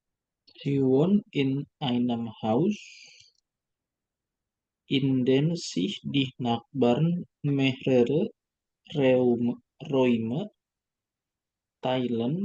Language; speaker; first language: German; non-native, learner; Indonesian